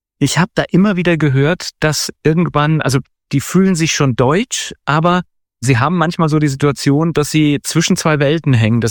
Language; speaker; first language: German; native; German